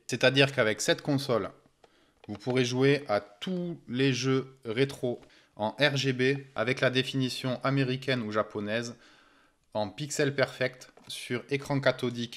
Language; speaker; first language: French; native; French